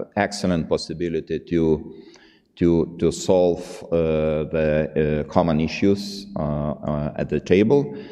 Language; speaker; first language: English; non-native, fluent; Lithuanian